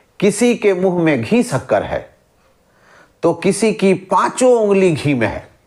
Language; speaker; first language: Hindi; native; Hindi